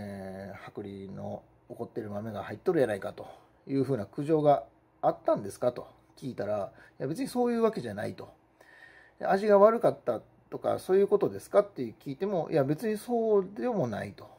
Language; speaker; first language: Japanese; native; Japanese